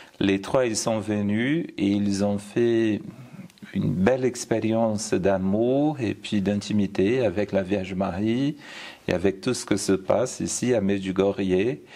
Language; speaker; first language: French; non-native, fluent; Portuguese